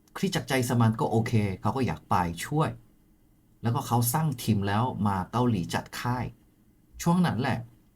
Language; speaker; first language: Thai; non-native, fluent; Korean